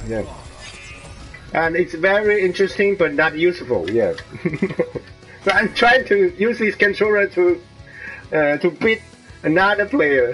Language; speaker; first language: English; non-native, learner; Chinese